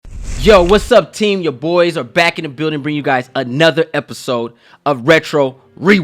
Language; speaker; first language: English; native; English